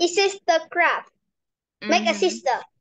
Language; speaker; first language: English; non-native, learner; Vietnamese